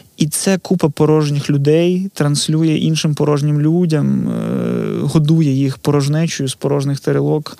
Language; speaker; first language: Ukrainian; non-native, local second language; Russian